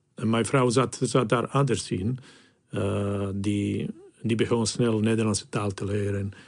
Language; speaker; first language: Dutch; non-native, fluent; Bosnian